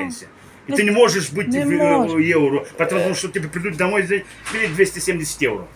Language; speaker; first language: Russian; non-native, learner; Romanian